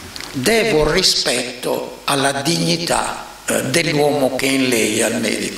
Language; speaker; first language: Italian; native; Italian